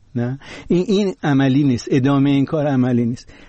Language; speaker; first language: Persian; non-native, local second language; Azerbaijani